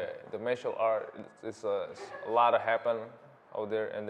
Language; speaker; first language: English; non-native, learner; Indonesian